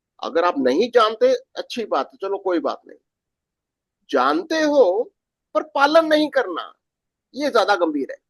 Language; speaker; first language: Hindi; native; Hindi